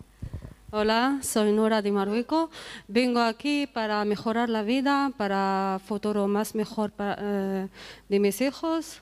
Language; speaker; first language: Spanish; non-native, learner; Arabic